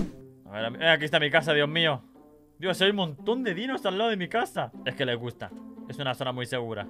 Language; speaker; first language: Spanish; native; Spanish